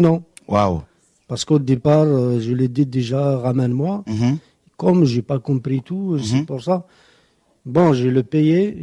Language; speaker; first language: French; non-native, local second language; Kabyle